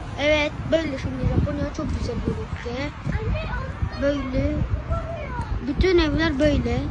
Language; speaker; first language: Turkish; early bilingual, heritage; Turkish